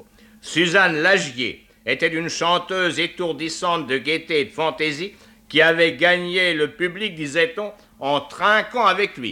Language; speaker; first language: French; native; French